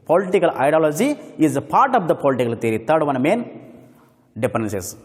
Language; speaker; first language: English; non-native, local second language; Kannada